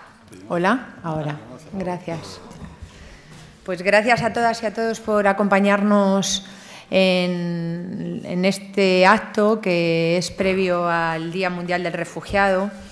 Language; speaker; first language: Spanish; native; Spanish